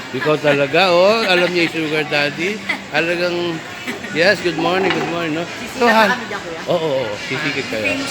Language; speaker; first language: Filipino; non-native, local second language; Pampanga